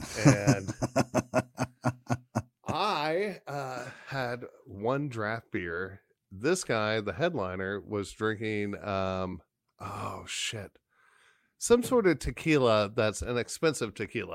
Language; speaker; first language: English; native; English